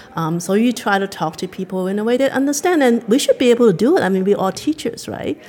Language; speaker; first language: English; non-native, local second language; Cantonese